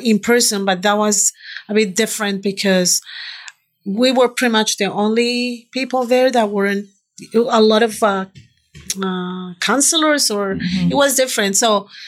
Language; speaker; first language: English; non-native, fluent; Spanish